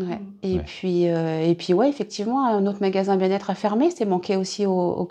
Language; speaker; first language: French; native; French